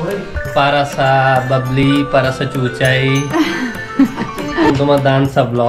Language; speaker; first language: Filipino; non-native, learner; Punjabi